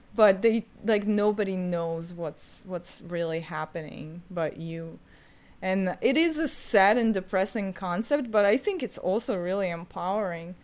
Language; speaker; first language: English; non-native, fluent; Ukrainian